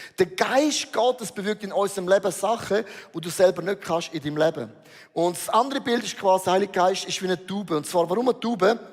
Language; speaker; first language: German; native; German